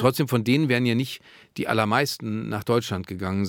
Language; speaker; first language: German; native; German